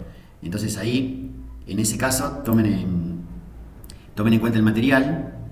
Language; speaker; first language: Spanish; native; Spanish